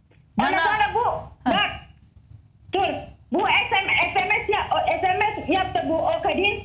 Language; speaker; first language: Turkish; non-native, learner; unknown